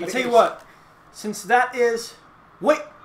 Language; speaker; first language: English; native; English